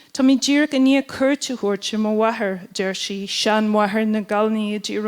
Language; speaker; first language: Irish; non-native, local second language; English